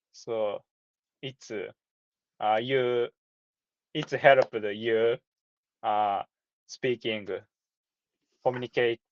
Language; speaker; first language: English; non-native, learner; Japanese